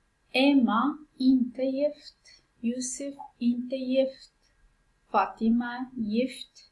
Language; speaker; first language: Swedish; non-native, fluent; Persian